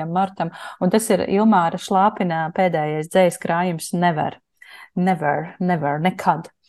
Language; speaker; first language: Latvian; native; Latvian